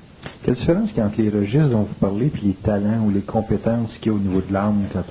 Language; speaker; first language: French; native; French